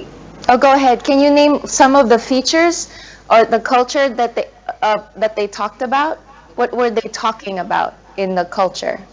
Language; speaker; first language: English; non-native, fluent; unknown